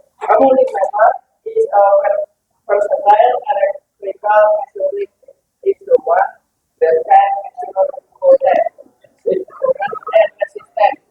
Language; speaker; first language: English; non-native, learner; Indonesian